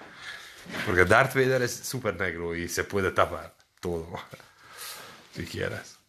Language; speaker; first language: Spanish; non-native, learner; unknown